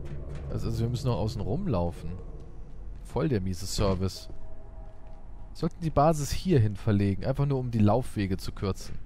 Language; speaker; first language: German; native; German